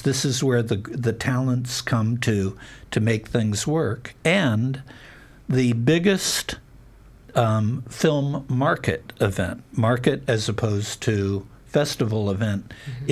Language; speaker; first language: English; native; English